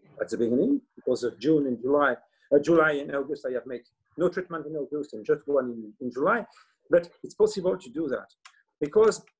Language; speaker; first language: English; non-native, learner; French